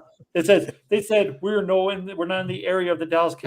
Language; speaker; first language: English; native; English